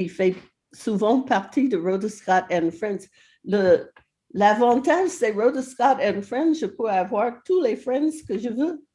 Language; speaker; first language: French; non-native, fluent; English